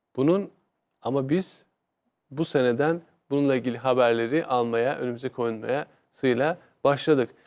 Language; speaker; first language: Turkish; native; Turkish